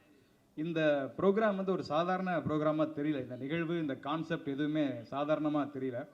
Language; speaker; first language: Tamil; native; Tamil